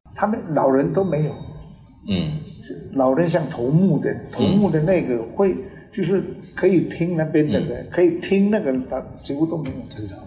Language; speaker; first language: Chinese; non-native, local second language; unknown